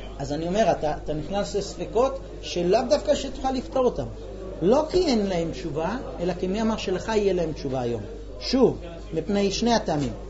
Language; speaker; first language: Hebrew; non-native, fluent; English